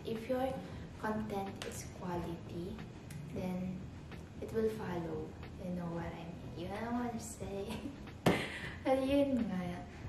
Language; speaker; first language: English; non-native, local second language; Filipino